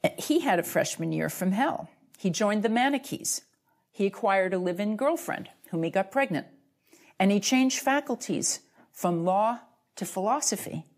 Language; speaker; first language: English; native; English